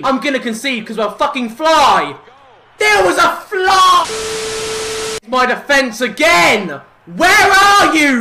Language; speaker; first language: English; native; English